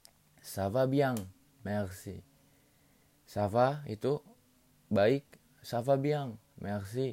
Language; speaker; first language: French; non-native, learner; Indonesian